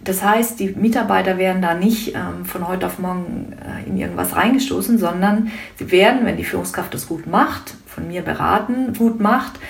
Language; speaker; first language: German; native; German